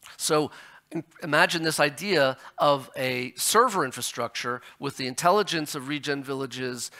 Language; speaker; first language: English; native; English